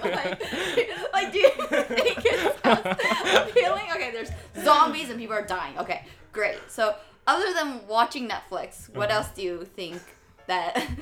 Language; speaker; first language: English; early bilingual, other home language; Chinese